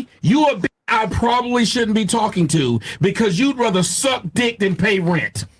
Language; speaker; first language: English; native; English